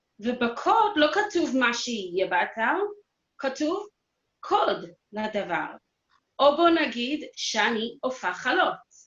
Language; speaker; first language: Hebrew; non-native, fluent; English